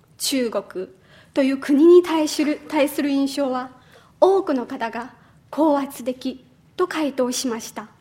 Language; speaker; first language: Japanese; non-native, fluent; Chinese